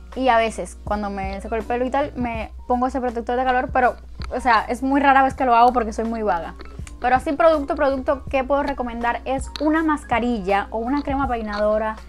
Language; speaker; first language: Spanish; native; Spanish